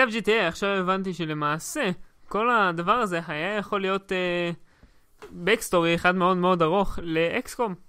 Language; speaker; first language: Hebrew; native; Hebrew